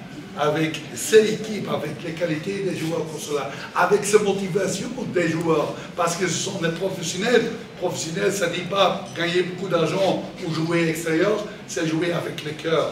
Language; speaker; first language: French; non-native, learner; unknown